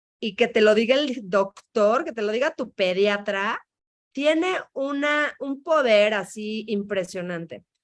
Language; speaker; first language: Spanish; native; Spanish